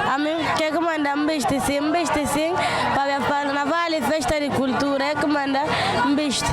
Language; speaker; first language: Portuguese; non-native, local second language; Upper Guinea Crioulo